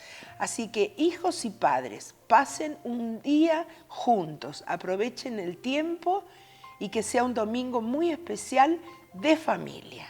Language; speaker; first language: Spanish; native; Spanish